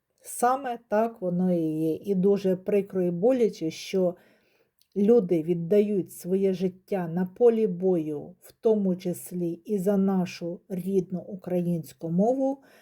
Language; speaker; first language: Ukrainian; native; Ukrainian